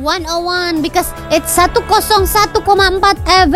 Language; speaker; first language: English; non-native, learner; Indonesian